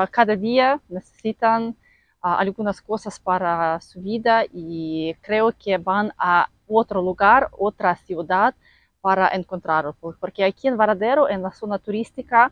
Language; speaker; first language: Spanish; non-native, fluent; Russian